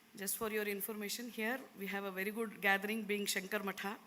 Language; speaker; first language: English; non-native, local second language; Kannada